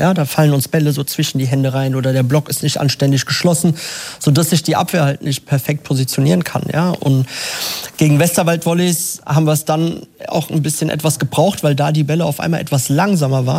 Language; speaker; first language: German; native; German